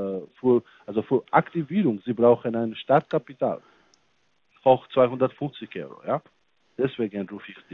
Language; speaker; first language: German; non-native, fluent; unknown